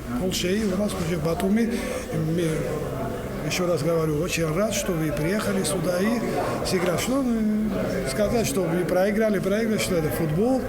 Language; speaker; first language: Russian; non-native, local second language; Georgian